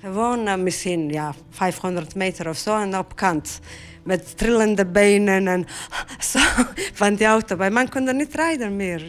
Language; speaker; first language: Dutch; non-native, fluent; Bosnian